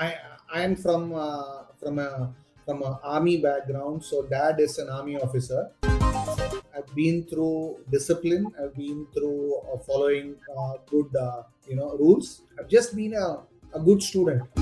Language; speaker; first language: English; non-native, local second language; Tamil